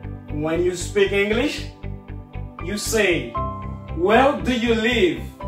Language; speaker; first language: English; non-native, fluent; Haitian Creole